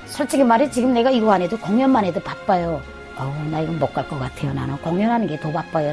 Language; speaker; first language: Korean; native; Korean